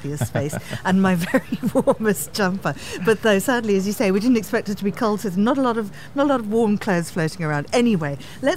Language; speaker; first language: English; native; English